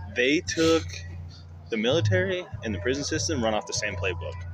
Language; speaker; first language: English; native; English